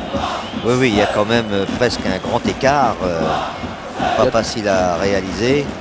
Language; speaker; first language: French; native; French